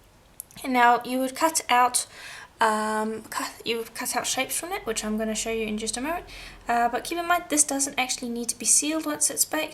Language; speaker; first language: English; native; English